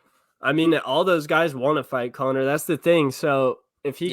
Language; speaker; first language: English; native; English